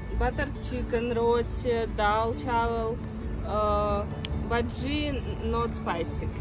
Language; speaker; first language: Hindi; non-native, learner; Russian